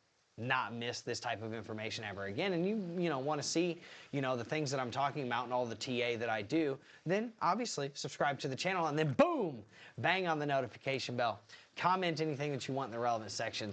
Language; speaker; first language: English; native; English